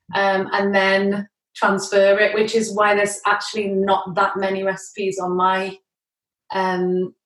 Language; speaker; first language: English; native; English